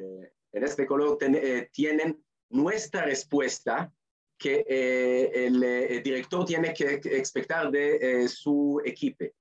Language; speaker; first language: Spanish; non-native, fluent; Hebrew